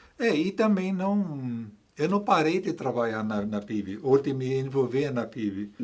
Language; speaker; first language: Portuguese; non-native, fluent; German